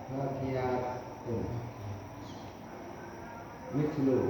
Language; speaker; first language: Arabic; non-native, learner; Indonesian